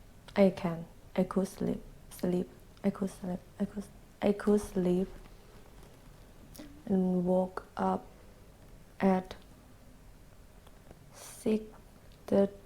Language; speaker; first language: English; non-native, learner; Thai